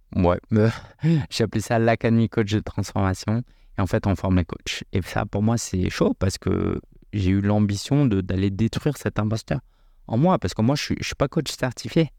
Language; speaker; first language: French; native; French